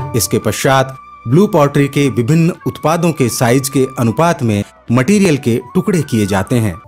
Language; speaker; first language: Hindi; native; Hindi